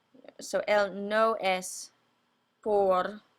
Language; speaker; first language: Spanish; non-native, fluent; English